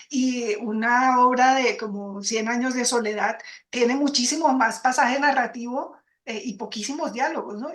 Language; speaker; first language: Spanish; native; Spanish